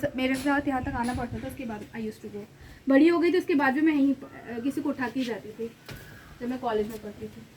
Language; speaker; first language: Hindi; non-native, local second language; Bangla